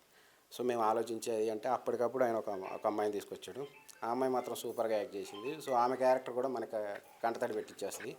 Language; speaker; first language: Telugu; native; Telugu